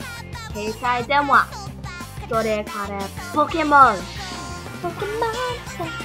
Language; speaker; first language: Japanese; non-native, learner; English